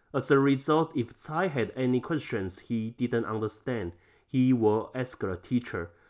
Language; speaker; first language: English; non-native, fluent; Chinese